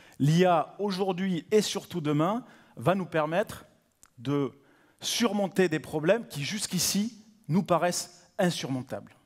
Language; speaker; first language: French; native; French